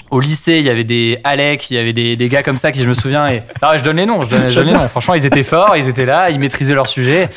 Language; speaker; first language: French; native; French